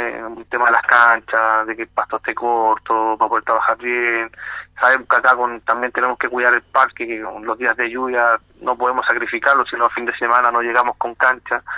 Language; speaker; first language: Spanish; native; Spanish